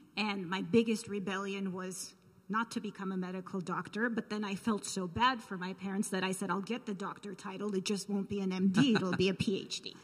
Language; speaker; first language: English; early bilingual, other home language; Armenian